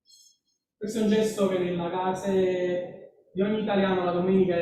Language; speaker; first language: Italian; native; Italian